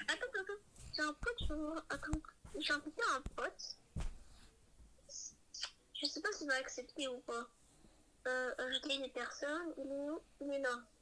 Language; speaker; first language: French; native; French